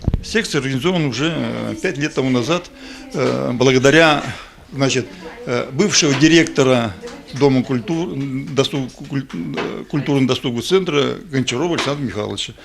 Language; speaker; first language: Russian; native; Russian